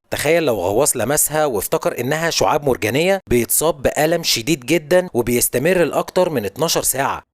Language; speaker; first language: Arabic; native; Arabic